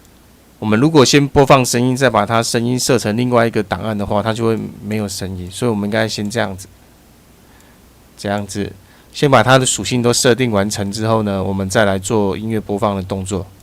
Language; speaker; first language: Chinese; native; Chinese